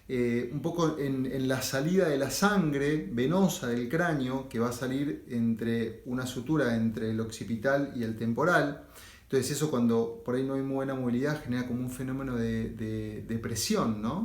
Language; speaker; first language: Spanish; native; Spanish